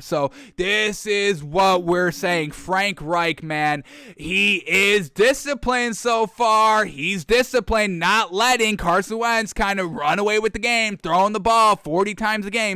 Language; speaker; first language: English; native; English